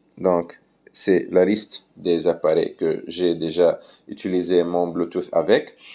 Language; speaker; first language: French; non-native, local second language; Arabic